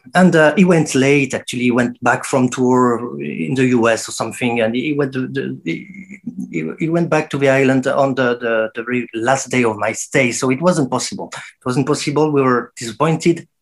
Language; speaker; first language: English; non-native, fluent; French